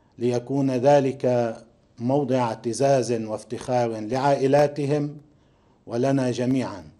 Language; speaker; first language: Arabic; native; Arabic